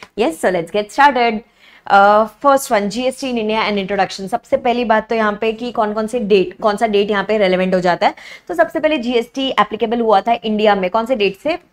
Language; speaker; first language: Hindi; native; Hindi